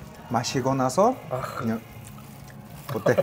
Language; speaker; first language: Korean; non-native, learner; Russian